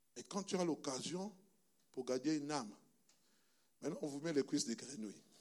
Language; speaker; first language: French; non-native, local second language; Luba-Lulua